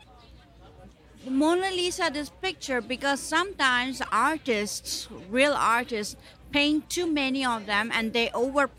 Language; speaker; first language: English; non-native, local second language; Bangla